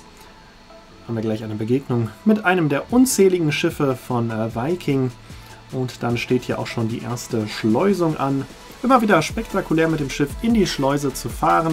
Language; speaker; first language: German; native; German